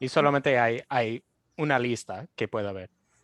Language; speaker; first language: Spanish; non-native, fluent; English